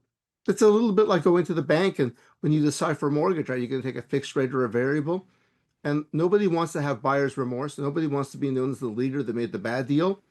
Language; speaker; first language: English; native; English